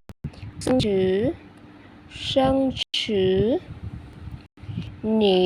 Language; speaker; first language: Chinese; non-native, fluent; Khmer